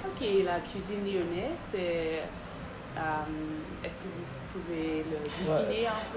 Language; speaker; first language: French; non-native, fluent; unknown